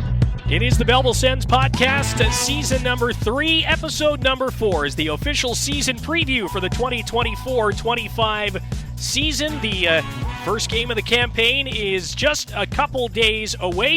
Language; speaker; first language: English; native; English